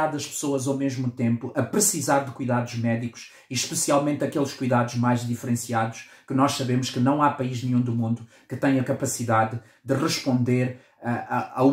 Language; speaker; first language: Portuguese; native; Portuguese